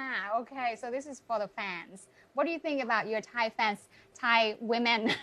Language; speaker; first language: English; non-native, fluent; Thai